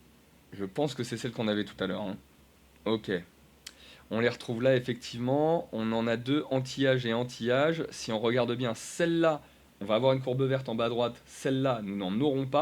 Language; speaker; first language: French; native; French